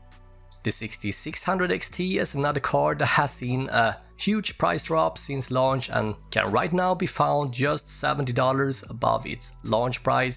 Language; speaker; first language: English; native; English